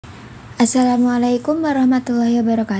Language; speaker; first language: Indonesian; native; Indonesian